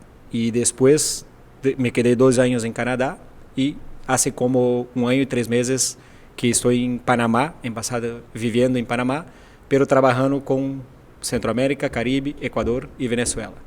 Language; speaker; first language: Spanish; non-native, fluent; Portuguese